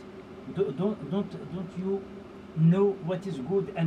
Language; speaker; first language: English; non-native, learner; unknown